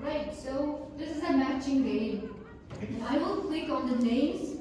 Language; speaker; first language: English; non-native, fluent; Mongolian